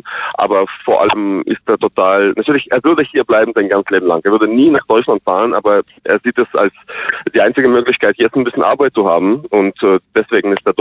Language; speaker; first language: German; non-native, fluent; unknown